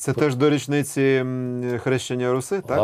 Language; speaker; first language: Ukrainian; native; Ukrainian